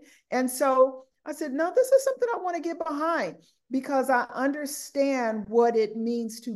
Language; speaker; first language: English; native; English